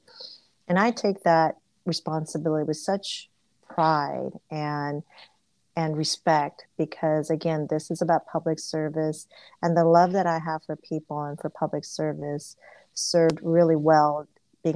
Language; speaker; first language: English; early bilingual, other home language; Korean